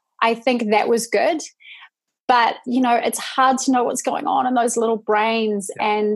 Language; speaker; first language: English; native; English